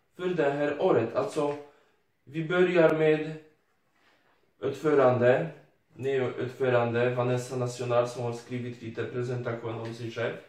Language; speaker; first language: Swedish; non-native, fluent; Polish